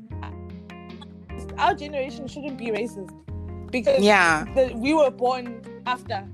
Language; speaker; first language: English; non-native, local second language; Zulu